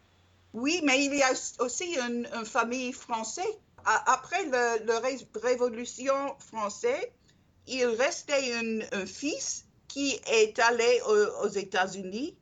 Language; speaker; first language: French; non-native, learner; English